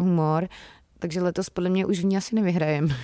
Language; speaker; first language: Czech; native; Czech